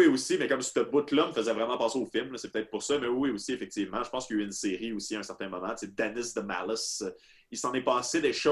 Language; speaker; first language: French; native; French